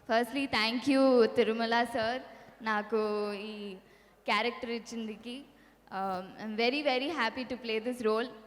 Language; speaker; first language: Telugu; non-native, learner; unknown